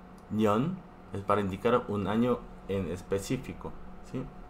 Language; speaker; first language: Spanish; non-native, fluent; Korean